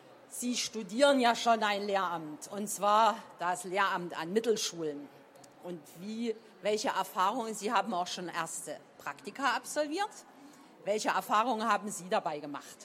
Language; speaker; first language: German; native; German